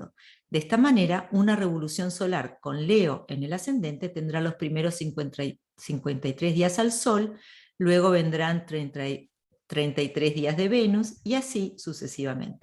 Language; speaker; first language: Spanish; native; Spanish